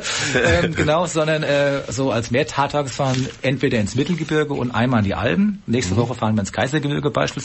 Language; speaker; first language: German; native; German